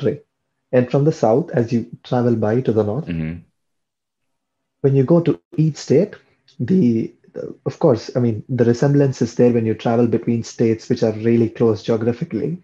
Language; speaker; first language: English; non-native, local second language; Tamil